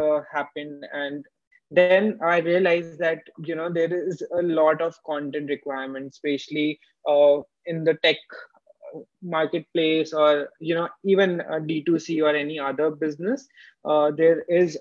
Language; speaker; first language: English; non-native, local second language; Hindi